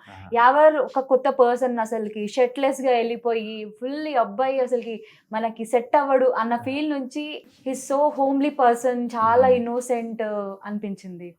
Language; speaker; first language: Telugu; native; Telugu